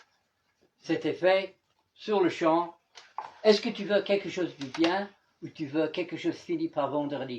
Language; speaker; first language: French; non-native, fluent; English